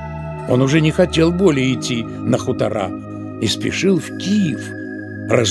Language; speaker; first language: Russian; native; Russian